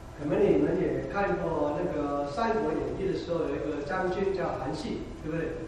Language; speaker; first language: Chinese; non-native, local second language; Cantonese